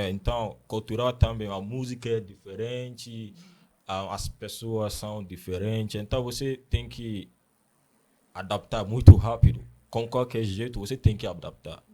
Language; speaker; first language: Portuguese; non-native, learner; Akan